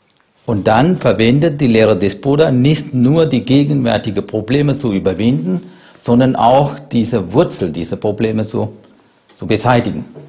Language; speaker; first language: German; non-native, fluent; Sinhala